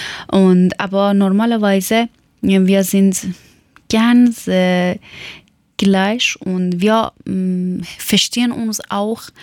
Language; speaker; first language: German; non-native, learner; Persian